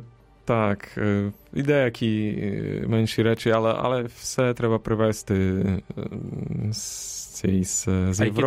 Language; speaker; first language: Ukrainian; non-native, fluent; Polish